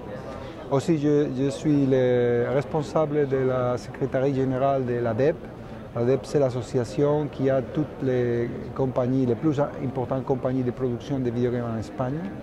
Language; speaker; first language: French; non-native, fluent; Spanish